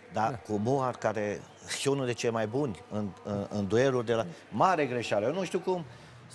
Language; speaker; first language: Romanian; native; Romanian